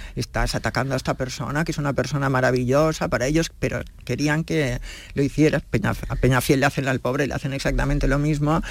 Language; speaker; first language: Spanish; native; Spanish